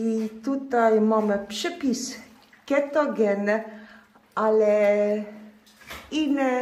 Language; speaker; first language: Polish; non-native, learner; Dutch